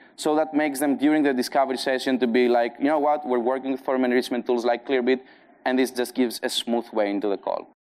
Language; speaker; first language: English; non-native, fluent; Greek